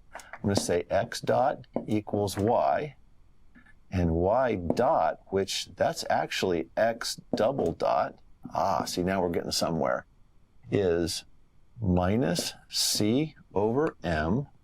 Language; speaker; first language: English; native; English